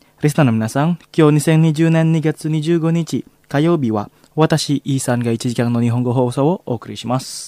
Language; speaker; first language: Japanese; non-native, fluent; Indonesian